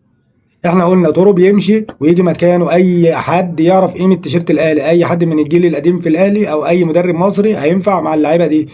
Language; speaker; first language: Arabic; native; Arabic